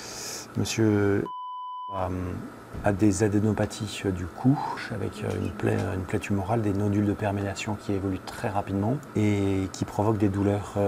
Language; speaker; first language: French; native; French